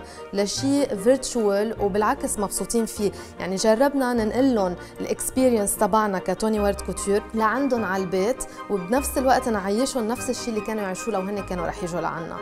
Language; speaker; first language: Arabic; native; Arabic